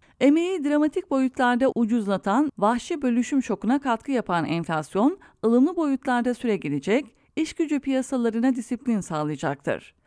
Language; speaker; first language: Turkish; native; Turkish